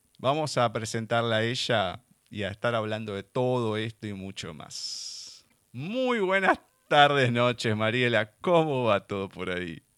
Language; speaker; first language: Spanish; native; Spanish